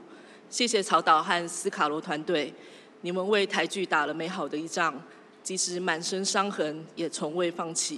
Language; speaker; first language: Chinese; native; Chinese